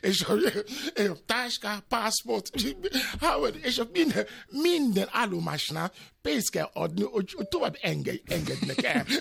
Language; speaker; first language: Hungarian; non-native, learner; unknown